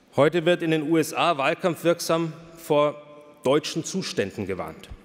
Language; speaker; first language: German; native; German